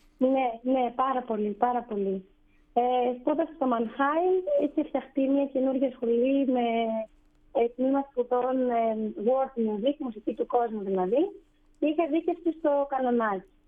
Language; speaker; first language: Greek; native; Greek